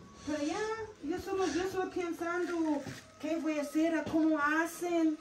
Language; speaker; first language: Spanish; non-native, learner; English